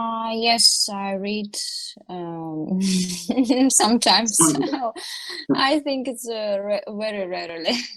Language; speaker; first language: English; non-native, learner; Russian